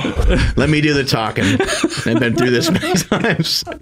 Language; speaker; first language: English; native; English